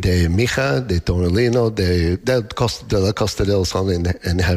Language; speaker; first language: Spanish; non-native, fluent; English